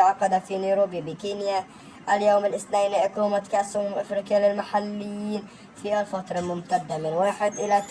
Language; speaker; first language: Arabic; native; Arabic